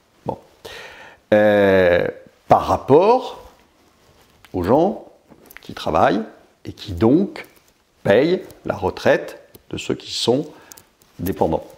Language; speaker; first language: French; native; French